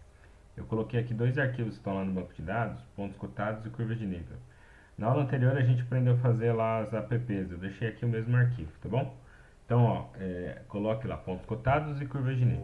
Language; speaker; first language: Portuguese; native; Portuguese